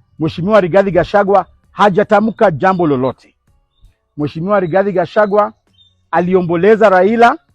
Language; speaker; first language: Swahili; non-native, local second language; Luyia